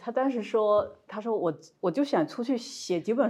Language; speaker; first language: Chinese; native; Chinese